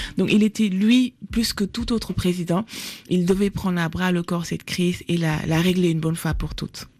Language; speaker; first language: French; non-native, local second language; Fula